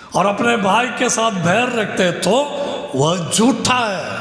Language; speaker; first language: Hindi; non-native, local second language; Malayalam